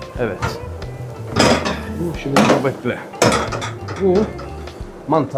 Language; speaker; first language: Turkish; non-native, learner; French